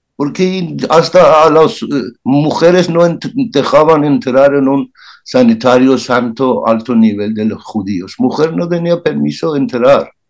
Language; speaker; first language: Spanish; non-native, learner; Persian